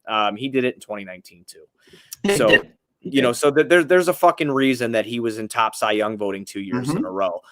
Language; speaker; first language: English; native; English